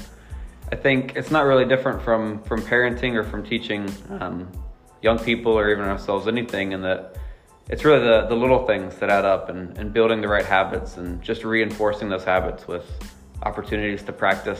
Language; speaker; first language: English; native; English